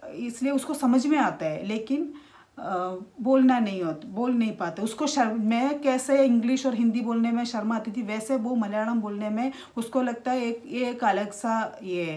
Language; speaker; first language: Hindi; non-native, local second language; Malayalam